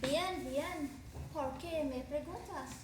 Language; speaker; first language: Spanish; non-native, learner; English